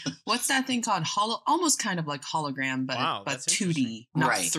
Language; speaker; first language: English; non-native, fluent; Chinese